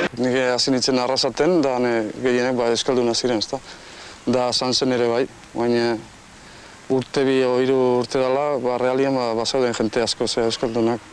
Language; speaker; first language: Basque; non-native, local second language; Spanish